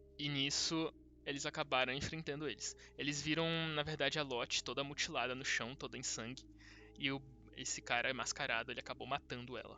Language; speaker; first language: Portuguese; native; Portuguese